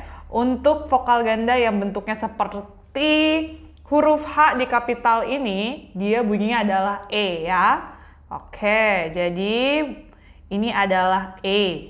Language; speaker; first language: Indonesian; native; Indonesian